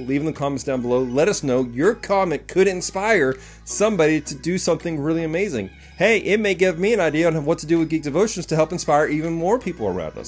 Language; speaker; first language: English; native; English